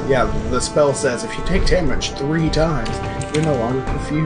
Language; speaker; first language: English; native; English